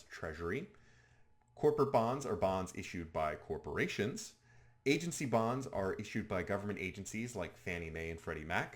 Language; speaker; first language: English; native; English